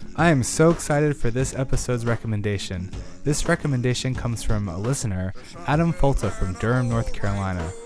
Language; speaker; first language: English; native; English